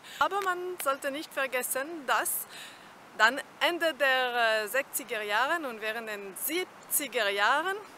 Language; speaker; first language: German; non-native, fluent; French